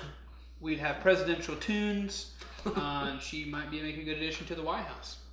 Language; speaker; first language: English; native; English